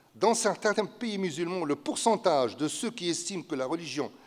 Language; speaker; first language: French; non-native, local second language; Arabic